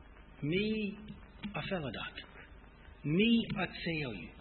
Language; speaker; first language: Hungarian; non-native, fluent; English